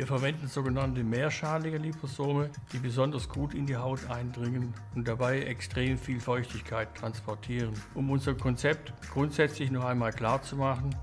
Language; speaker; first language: German; native; German